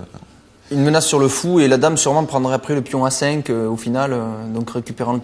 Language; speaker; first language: French; native; French